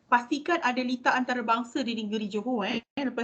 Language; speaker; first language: Malay; native; Malay